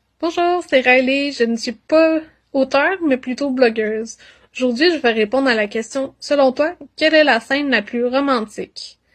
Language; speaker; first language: French; native; French